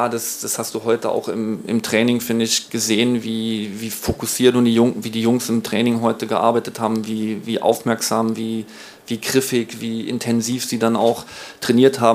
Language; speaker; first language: German; native; German